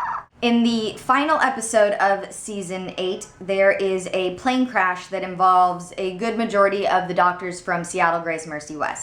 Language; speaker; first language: English; native; English